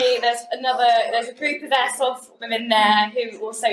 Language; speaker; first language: English; native; English